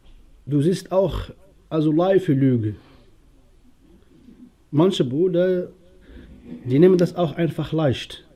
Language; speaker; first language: German; non-native, local second language; Arabic